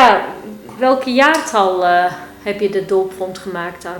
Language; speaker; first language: Dutch; non-native, fluent; Turkish